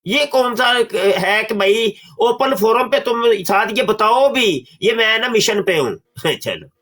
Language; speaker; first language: Urdu; non-native, local second language; Punjabi